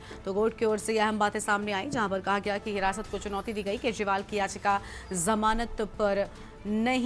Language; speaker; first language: Hindi; native; Hindi